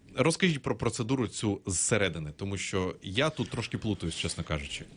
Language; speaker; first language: Ukrainian; native; Ukrainian